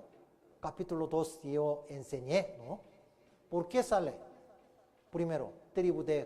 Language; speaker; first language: Spanish; non-native, learner; Korean